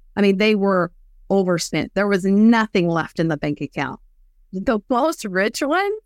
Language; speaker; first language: English; native; English